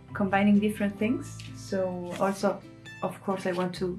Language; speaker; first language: English; non-native, fluent; Spanish